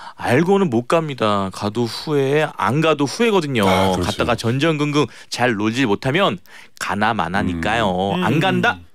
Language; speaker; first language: Korean; native; Korean